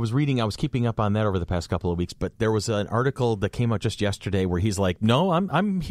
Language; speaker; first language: English; native; English